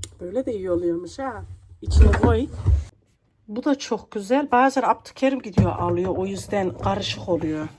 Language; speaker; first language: Turkish; early bilingual, heritage; Turkish